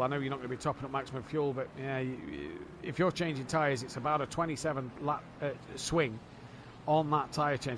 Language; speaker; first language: English; native; English